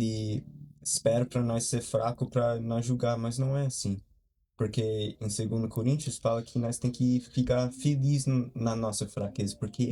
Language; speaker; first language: Portuguese; early bilingual, heritage; Portuguese